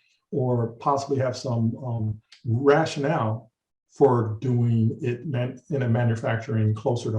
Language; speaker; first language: English; native; English